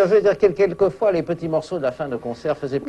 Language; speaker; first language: French; native; French